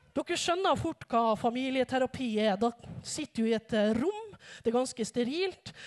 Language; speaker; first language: Norwegian; native; Norwegian